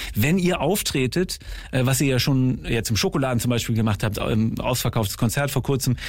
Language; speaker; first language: German; native; German